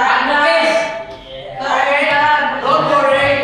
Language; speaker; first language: English; non-native, learner; Indonesian